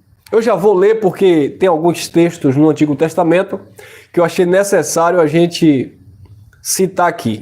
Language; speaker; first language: Portuguese; native; Portuguese